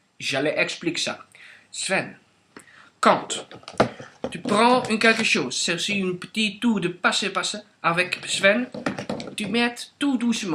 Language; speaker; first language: French; non-native, local second language; Dutch